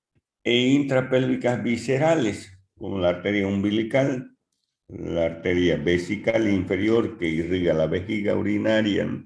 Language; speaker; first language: Spanish; native; Spanish